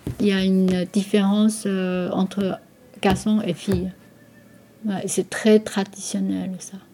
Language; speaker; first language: French; non-native, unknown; Min Nan Chinese